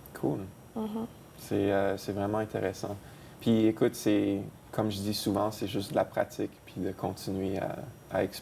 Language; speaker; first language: French; native; French